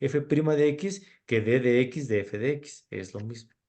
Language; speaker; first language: Spanish; native; Spanish